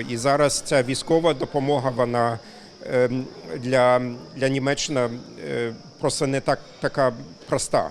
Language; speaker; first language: Ukrainian; non-native, fluent; German